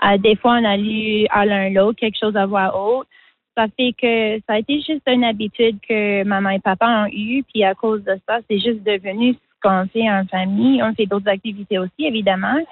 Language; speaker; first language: French; non-native, local second language; English